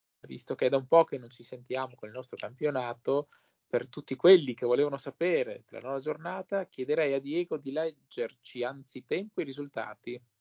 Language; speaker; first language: Italian; native; Italian